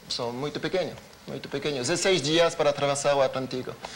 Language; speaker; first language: Portuguese; non-native, learner; French